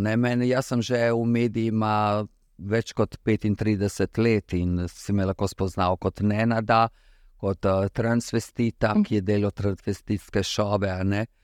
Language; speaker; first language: Slovenian; early bilingual, other home language; Serbian